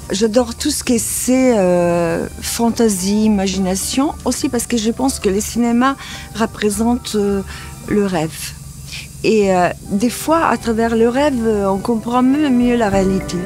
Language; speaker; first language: French; non-native, fluent; Italian